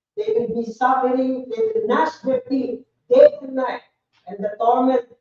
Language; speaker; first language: English; non-native, local second language; Filipino